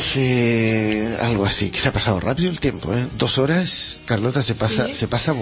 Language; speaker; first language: Spanish; native; Spanish